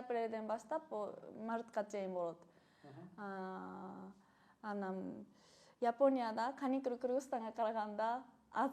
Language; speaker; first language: Kyrgyz; non-native, fluent; Japanese